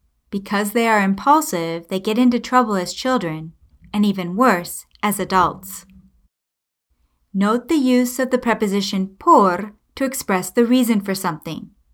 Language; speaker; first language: English; native; English